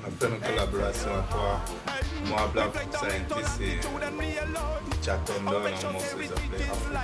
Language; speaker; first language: French; non-native, fluent; English